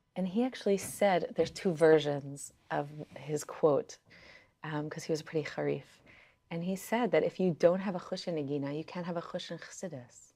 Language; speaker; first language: English; early bilingual, other home language; Yiddish